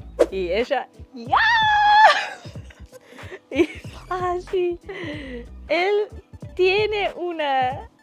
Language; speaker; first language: Spanish; non-native, learner; English